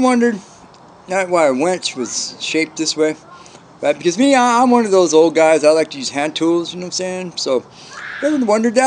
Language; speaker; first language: English; native; English